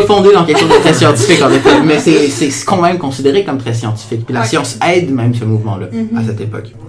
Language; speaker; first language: French; native; French